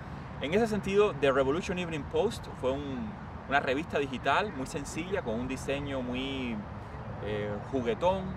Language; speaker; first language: Spanish; native; Spanish